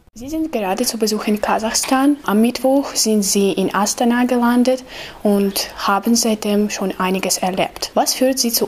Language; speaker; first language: German; non-native, learner; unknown